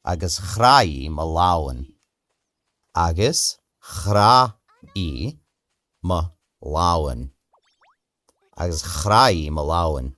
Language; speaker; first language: Irish; non-native, learner; English